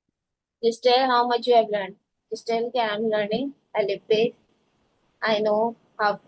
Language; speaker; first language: English; non-native, learner; Urdu